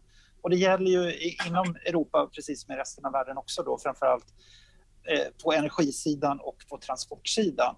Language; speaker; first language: Swedish; native; Swedish